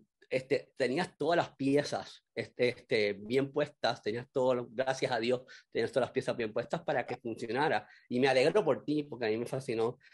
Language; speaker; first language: Spanish; native; Spanish